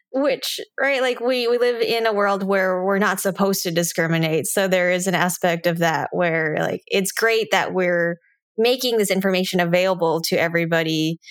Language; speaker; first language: English; native; English